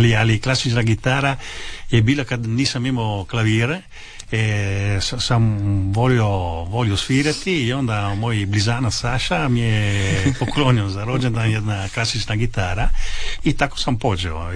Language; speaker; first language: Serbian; non-native, fluent; Italian